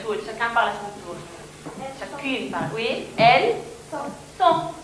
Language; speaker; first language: French; non-native, fluent; Arabic